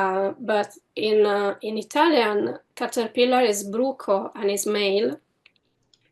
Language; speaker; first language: English; non-native, fluent; Italian